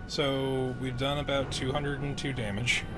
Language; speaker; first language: English; native; English